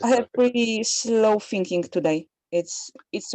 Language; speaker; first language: English; non-native, learner; Polish